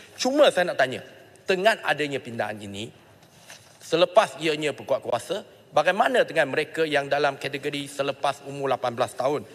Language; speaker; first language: Malay; non-native, local second language; Chinese